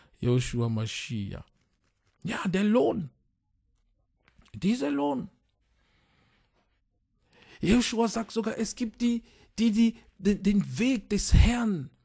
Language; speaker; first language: German; non-native, fluent; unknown